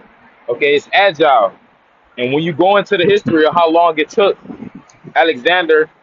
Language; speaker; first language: English; native; English